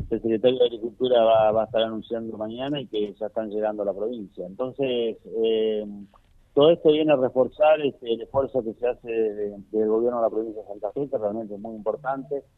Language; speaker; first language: Spanish; native; Spanish